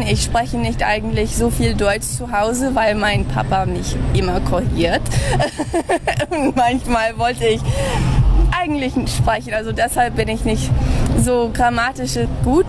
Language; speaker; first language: German; early bilingual, heritage; English